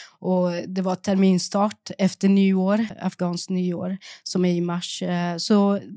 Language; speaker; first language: Swedish; early bilingual, other home language; Persian